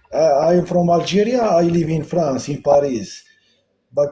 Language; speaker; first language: English; non-native, local second language; Arabic